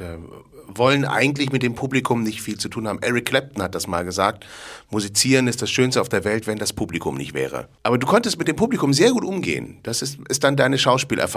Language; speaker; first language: German; native; German